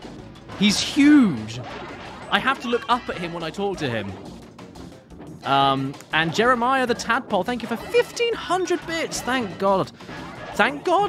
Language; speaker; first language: English; native; English